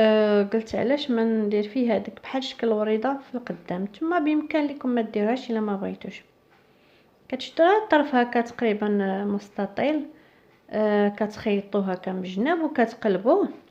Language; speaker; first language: Arabic; native; Arabic